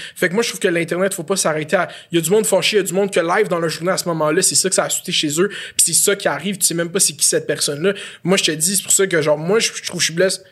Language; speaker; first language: French; native; French